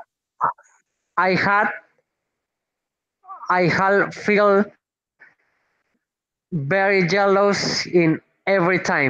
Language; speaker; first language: English; non-native, learner; Spanish